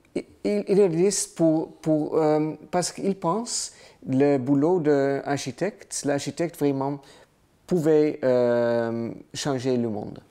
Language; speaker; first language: French; non-native, learner; Dutch